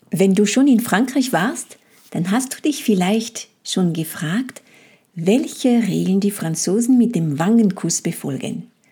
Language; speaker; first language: German; non-native, fluent; French